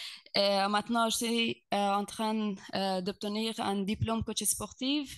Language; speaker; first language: French; non-native, learner; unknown